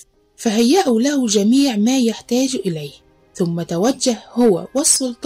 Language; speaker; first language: Arabic; native; Arabic